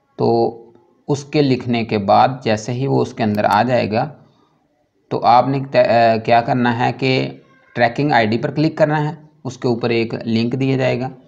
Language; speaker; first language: Urdu; non-native, local second language; Punjabi